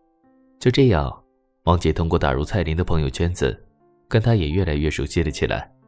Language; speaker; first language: Chinese; native; Chinese